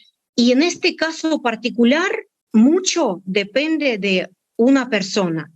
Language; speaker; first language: Spanish; non-native, fluent; Russian